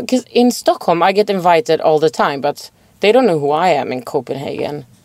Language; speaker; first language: English; non-native, fluent; Swedish